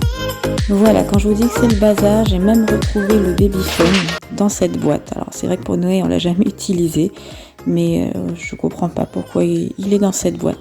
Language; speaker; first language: French; native; French